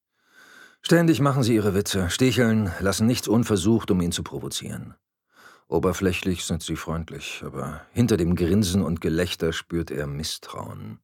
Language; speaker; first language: German; native; German